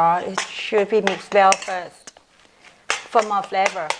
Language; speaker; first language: English; non-native, local second language; Thai